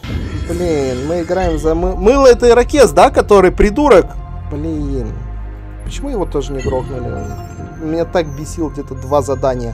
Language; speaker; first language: Russian; native; Russian